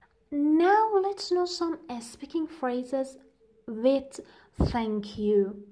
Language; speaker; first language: English; non-native, fluent; Persian